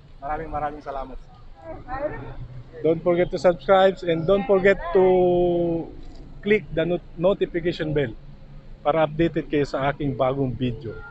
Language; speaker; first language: Filipino; non-native, local second language; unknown